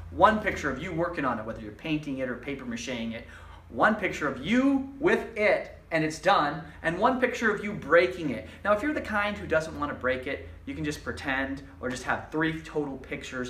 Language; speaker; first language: English; native; English